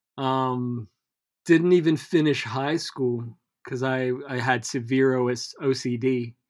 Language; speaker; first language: English; early bilingual, other home language; Filipino